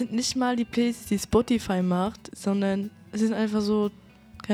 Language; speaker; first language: German; native; German